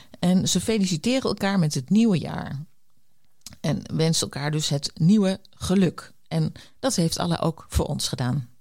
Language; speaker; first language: Dutch; native; Dutch